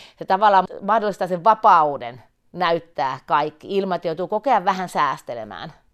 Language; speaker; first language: Finnish; native; Finnish